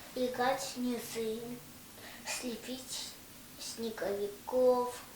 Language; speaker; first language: Russian; non-native, local second language; Yakut